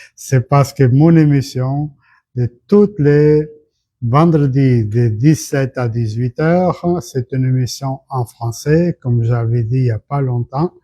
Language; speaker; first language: French; non-native, fluent; Portuguese